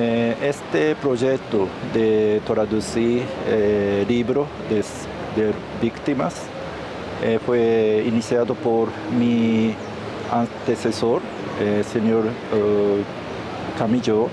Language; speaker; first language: Spanish; non-native, learner; Japanese